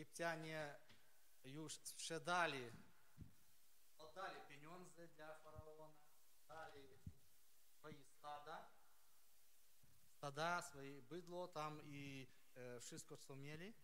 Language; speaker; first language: Polish; non-native, learner; Ukrainian